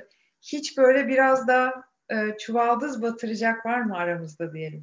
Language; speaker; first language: Turkish; native; Turkish